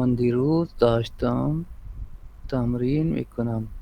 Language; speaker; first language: Persian; non-native, learner; Urdu